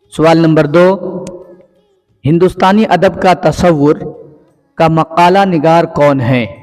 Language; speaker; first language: Urdu; native; Urdu